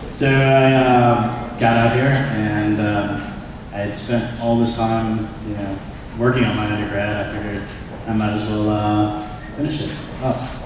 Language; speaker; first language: English; native; English